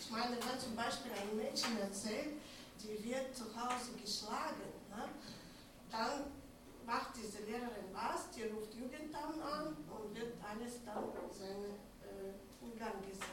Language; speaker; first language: German; non-native, fluent; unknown